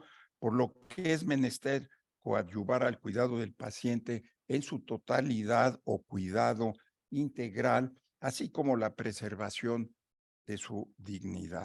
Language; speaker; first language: Spanish; native; Spanish